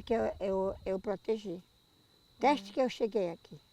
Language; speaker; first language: Portuguese; non-native, fluent; French